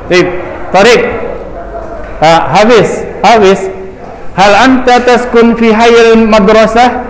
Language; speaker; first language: Arabic; non-native, fluent; Indonesian